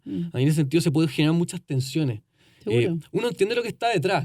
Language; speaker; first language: Spanish; native; Spanish